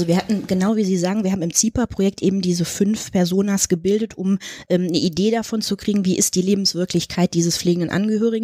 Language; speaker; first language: German; native; German